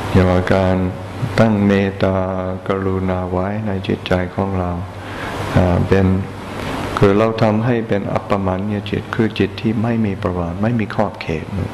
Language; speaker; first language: Thai; non-native, fluent; English